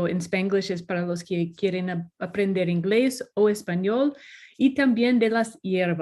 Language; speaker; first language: Spanish; non-native, learner; English